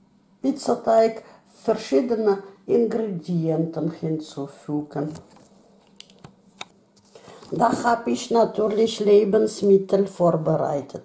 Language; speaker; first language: German; non-native, fluent; Russian